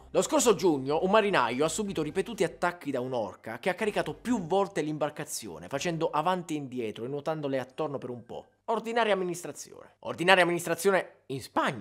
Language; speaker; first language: Italian; native; Italian